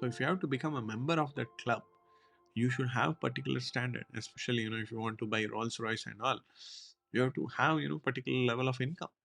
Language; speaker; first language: English; non-native, local second language; Hindi